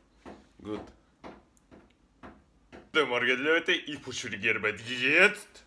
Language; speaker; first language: German; non-native, learner; Russian